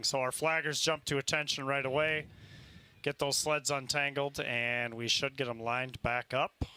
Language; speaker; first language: English; native; English